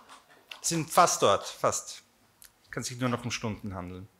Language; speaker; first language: German; native; German